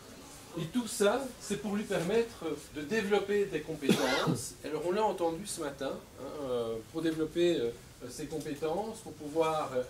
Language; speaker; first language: French; native; French